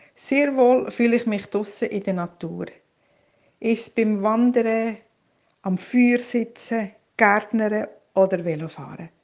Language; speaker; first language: German; native; German